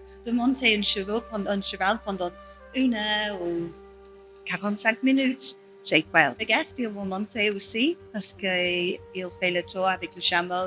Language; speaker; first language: French; non-native, learner; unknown